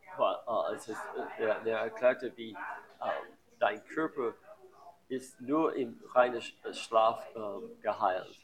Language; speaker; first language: German; non-native, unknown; English